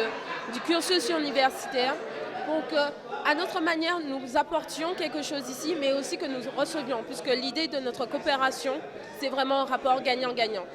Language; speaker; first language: French; native; French